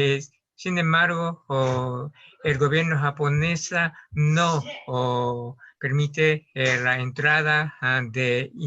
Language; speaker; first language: Spanish; non-native, learner; Japanese